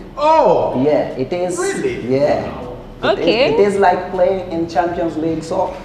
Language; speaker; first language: English; non-native, fluent; Portuguese